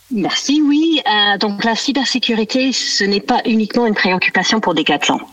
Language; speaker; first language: French; non-native, fluent; English